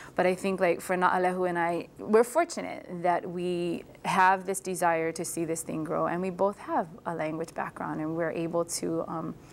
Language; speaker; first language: English; native; English